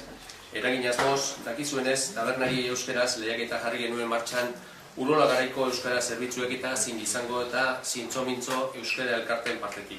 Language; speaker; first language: Basque; native; Basque